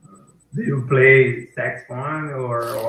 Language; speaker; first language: English; non-native, learner; Portuguese